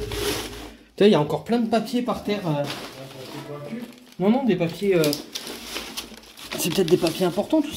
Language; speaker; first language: French; native; French